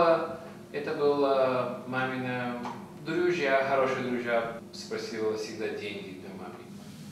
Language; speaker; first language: Russian; early bilingual, heritage; Russian